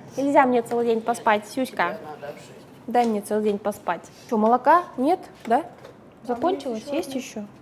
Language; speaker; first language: Russian; native; Russian